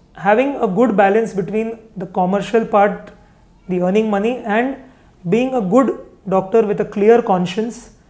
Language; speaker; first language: English; non-native, local second language; Hindi